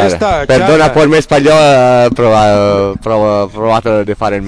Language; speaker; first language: Spanish; non-native, learner; Italian